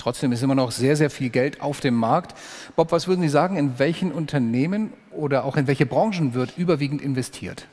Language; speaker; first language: German; native; German